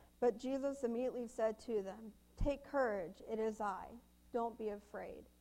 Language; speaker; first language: English; native; English